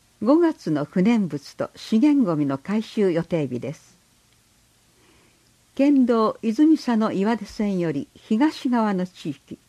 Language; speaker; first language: Japanese; native; Japanese